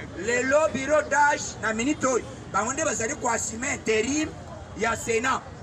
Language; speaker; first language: Lingala; native; Lingala